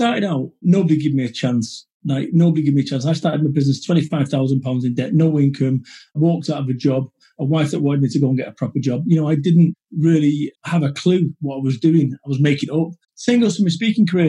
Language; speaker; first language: English; native; English